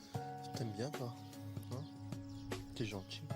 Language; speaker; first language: French; native; French